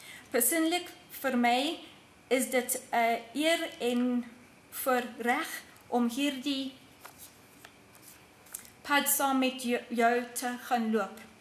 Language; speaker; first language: Afrikaans; non-native, local second language; English